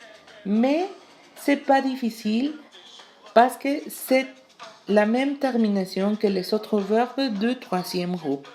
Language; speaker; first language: French; non-native, learner; Spanish